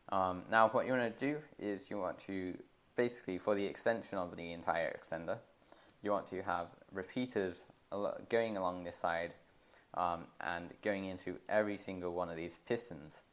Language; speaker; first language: English; native; English